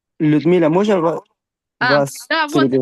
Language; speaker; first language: Russian; non-native, fluent; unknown